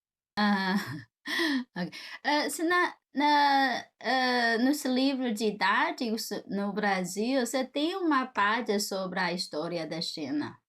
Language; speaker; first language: Portuguese; non-native, fluent; Chinese